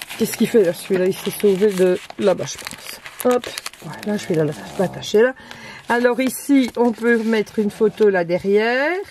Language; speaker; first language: French; native; French